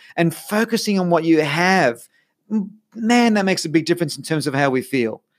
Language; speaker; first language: English; native; English